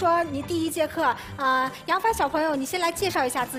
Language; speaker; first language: Chinese; native; Chinese